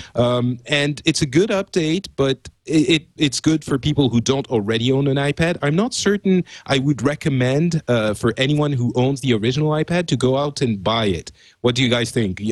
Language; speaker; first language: English; non-native, fluent; French